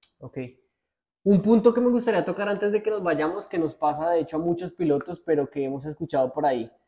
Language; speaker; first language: Spanish; native; Spanish